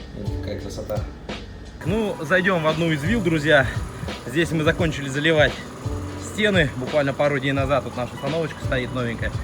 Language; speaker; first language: Russian; native; Russian